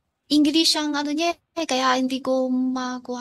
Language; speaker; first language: Filipino; non-native, learner; Chinese